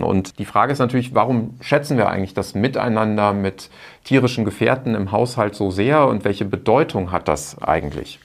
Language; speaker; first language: German; native; German